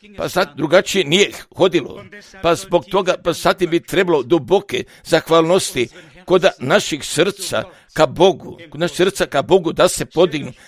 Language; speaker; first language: Croatian; non-native, fluent; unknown